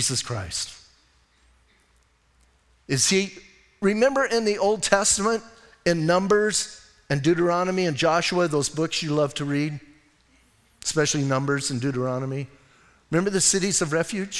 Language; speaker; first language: English; native; English